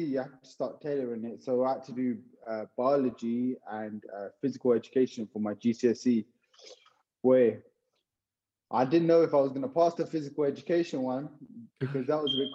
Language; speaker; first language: English; native; English